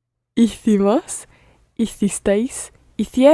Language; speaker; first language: Spanish; non-native, learner; English